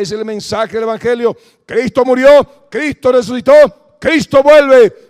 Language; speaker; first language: Spanish; native; Spanish